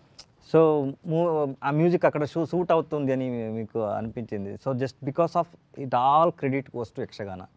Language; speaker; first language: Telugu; non-native, learner; Kannada